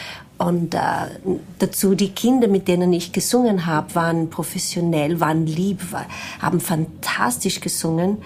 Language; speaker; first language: German; non-native, fluent; Portuguese